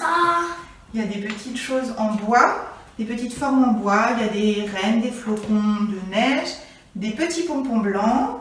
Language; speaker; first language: French; native; French